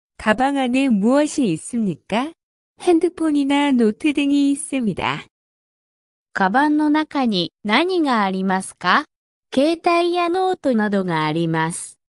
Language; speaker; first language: Japanese; non-native, fluent; Korean